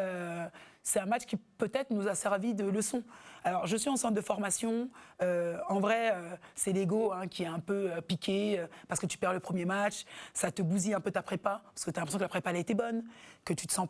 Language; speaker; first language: French; native; French